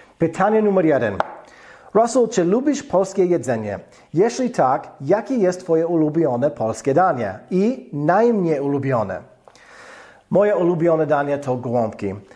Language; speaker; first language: Polish; non-native, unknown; English